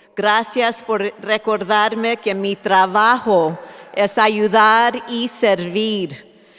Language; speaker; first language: Spanish; early bilingual, heritage; Spanish